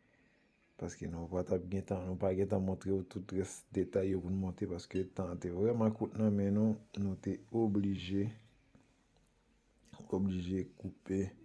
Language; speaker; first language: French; non-native, local second language; Haitian Creole